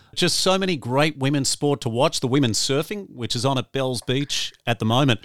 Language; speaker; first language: English; native; English